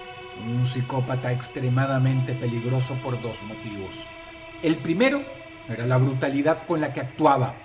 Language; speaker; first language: Spanish; native; Spanish